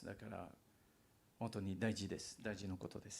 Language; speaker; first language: Japanese; non-native, learner; English